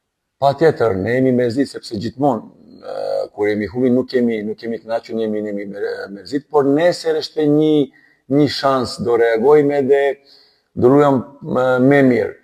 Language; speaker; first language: Albanian; non-native, learner; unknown